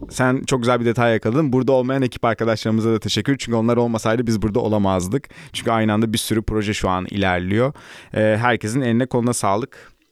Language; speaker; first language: Turkish; native; Turkish